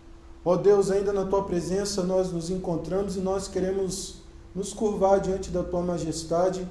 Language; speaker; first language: Portuguese; native; Portuguese